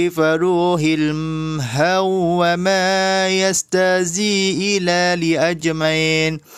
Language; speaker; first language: Arabic; non-native, fluent; Malay